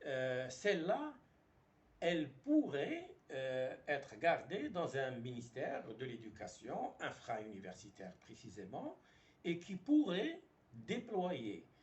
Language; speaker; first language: French; non-native, local second language; Arabic